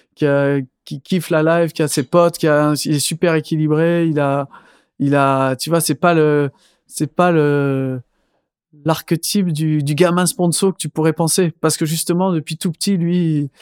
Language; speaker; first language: French; native; French